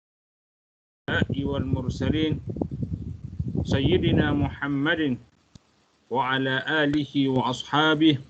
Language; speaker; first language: Arabic; non-native, fluent; Malay